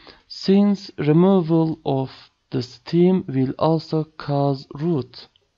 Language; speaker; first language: English; non-native, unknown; Turkish